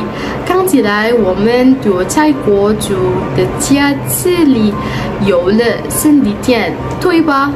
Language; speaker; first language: Chinese; non-native, learner; Malay